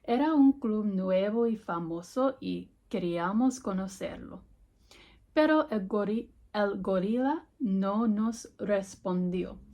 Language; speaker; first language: Spanish; non-native, learner; English